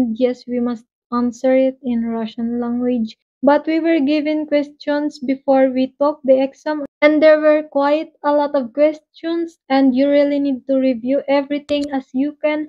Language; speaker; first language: English; non-native, local second language; Waray